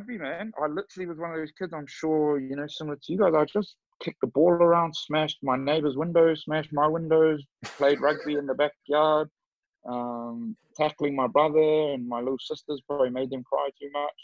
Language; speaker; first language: English; native; English